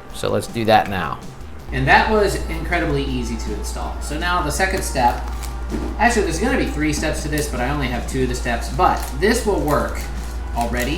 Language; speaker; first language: English; native; English